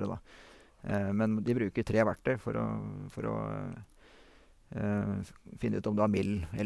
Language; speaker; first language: Norwegian; native; Norwegian